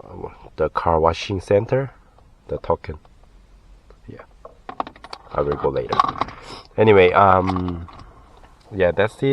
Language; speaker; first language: English; non-native, learner; Korean